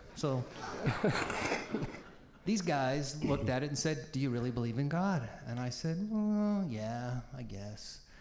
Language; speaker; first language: English; native; English